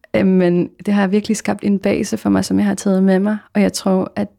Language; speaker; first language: Danish; non-native, fluent; Polish